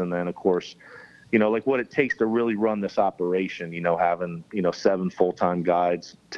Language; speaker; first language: English; native; English